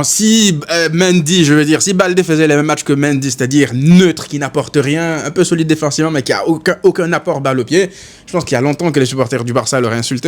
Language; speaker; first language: French; native; French